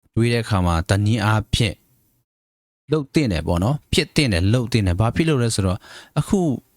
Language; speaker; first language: Burmese; native; Burmese